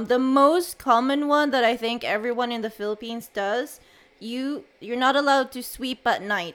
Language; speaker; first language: English; non-native, local second language; Cebuano